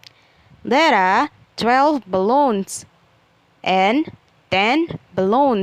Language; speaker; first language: English; non-native, learner; Indonesian